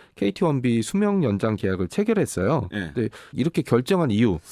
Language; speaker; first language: Korean; native; Korean